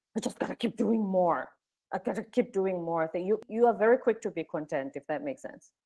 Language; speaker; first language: English; non-native, local second language; Zulu